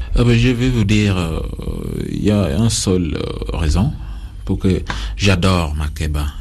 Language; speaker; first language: French; non-native, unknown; Acoli